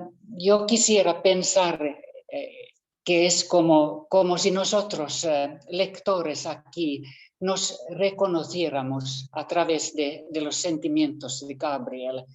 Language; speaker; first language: Spanish; non-native, fluent; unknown